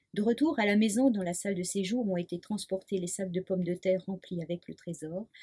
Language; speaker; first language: French; non-native, local second language; Swiss German